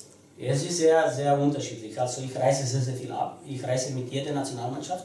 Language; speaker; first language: German; non-native, fluent; Romanian